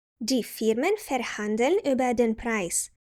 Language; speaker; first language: German; non-native, fluent; Ukrainian